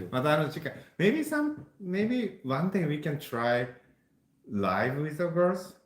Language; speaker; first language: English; non-native, fluent; Japanese